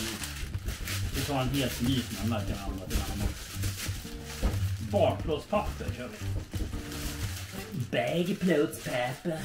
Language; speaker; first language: Swedish; native; Swedish